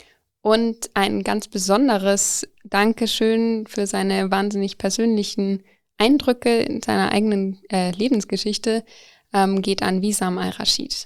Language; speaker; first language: German; native; German